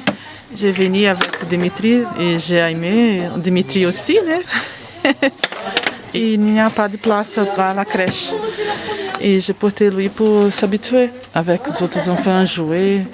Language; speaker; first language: French; non-native, learner; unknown